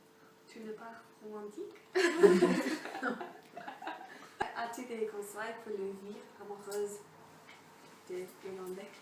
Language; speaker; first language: French; non-native, learner; English